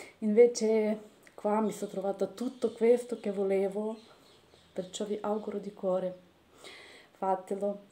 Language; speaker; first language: Italian; non-native, fluent; Ukrainian